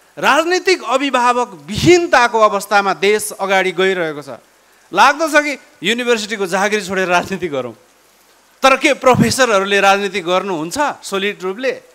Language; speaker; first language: Nepali; native; Nepali